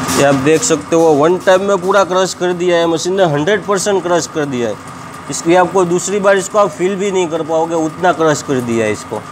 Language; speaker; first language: Hindi; non-native, local second language; Gujarati